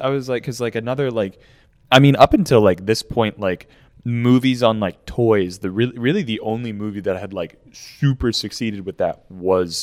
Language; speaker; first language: English; native; English